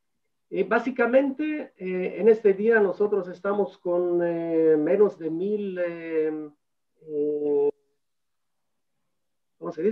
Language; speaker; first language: Spanish; non-native, fluent; Hebrew